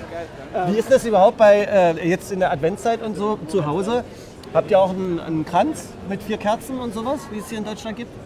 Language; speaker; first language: German; native; German